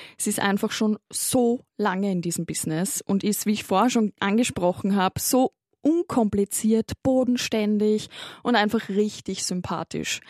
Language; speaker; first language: German; native; German